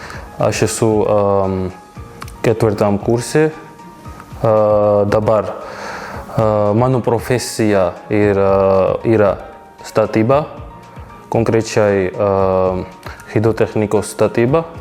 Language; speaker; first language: Lithuanian; non-native, learner; Georgian